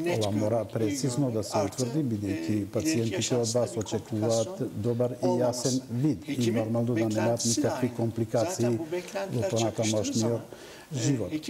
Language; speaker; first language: Macedonian; non-native, local second language; Turkish